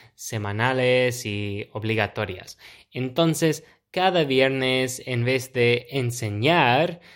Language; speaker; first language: Spanish; non-native, fluent; English